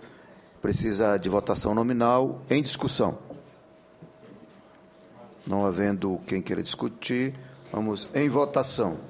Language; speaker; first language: Portuguese; native; Portuguese